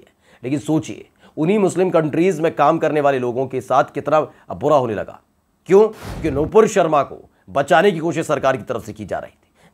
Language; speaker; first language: Hindi; native; Hindi